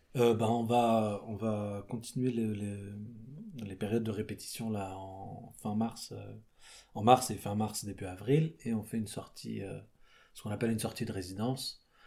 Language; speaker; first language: French; native; French